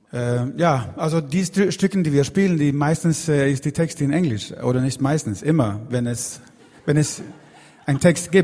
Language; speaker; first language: German; non-native, learner; Swedish